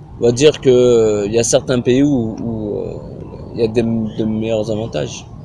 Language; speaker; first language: French; early bilingual, other home language; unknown